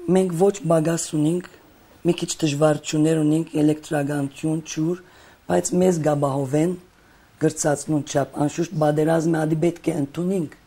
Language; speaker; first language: Armenian; early bilingual, heritage; Armenian